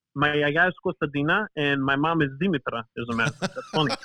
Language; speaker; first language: English; early bilingual, other home language; Greek